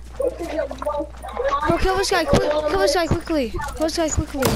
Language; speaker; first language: English; native; English